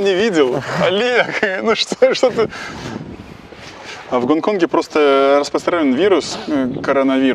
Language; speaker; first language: Russian; native; Russian